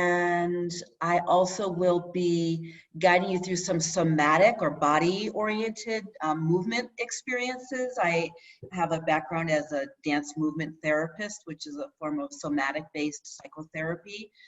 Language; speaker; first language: English; native; English